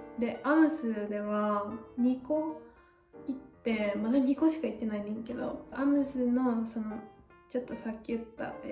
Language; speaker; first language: Japanese; native; Japanese